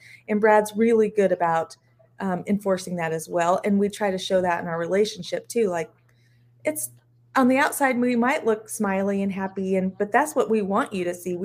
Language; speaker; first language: English; native; English